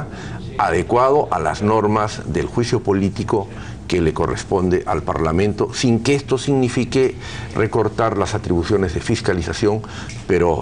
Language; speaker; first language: Spanish; native; Spanish